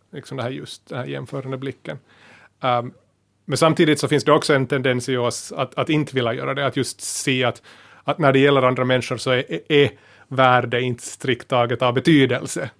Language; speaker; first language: Swedish; native; Swedish